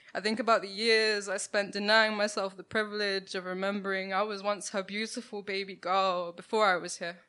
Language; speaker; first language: English; native; English